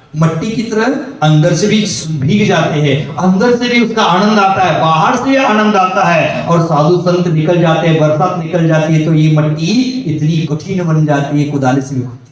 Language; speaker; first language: Hindi; non-native, local second language; Marathi